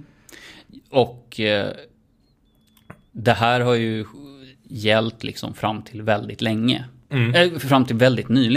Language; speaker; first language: Swedish; native; Swedish